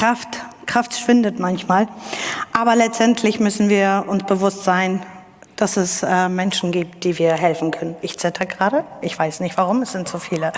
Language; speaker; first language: German; non-native, fluent; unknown